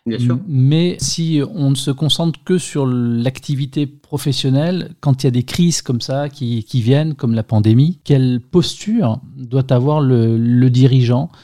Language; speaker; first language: French; native; French